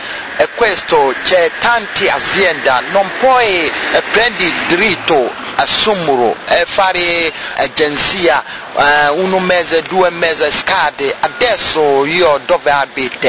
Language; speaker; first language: Italian; non-native, learner; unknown